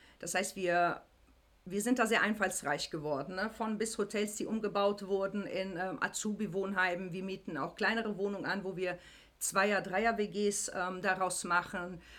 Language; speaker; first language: German; native; German